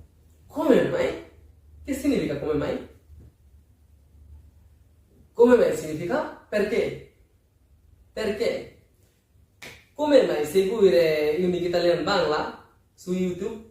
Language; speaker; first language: Italian; non-native, learner; Bangla